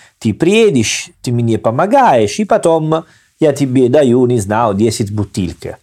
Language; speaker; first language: Russian; non-native, fluent; Italian